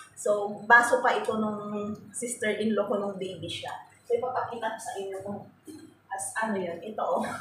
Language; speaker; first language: Filipino; native; Filipino